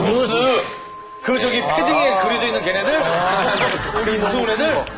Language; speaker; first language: Korean; native; Korean